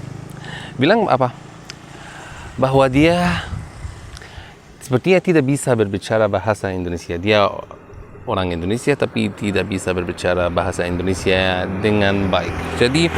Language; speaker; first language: Indonesian; non-native, fluent; Arabic